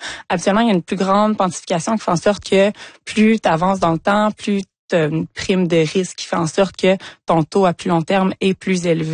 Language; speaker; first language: French; native; French